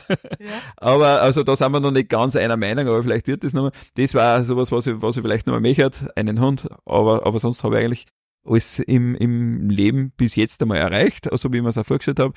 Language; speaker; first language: German; native; German